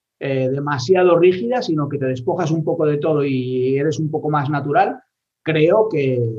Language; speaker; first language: Spanish; native; Spanish